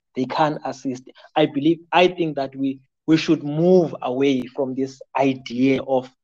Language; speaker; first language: English; non-native, local second language; Xhosa